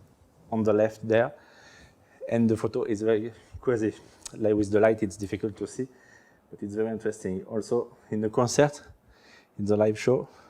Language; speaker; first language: English; non-native, learner; French